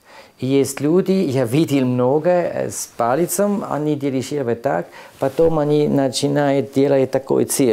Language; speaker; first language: Russian; non-native, learner; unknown